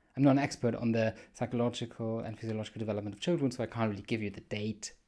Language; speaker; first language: English; non-native, fluent; German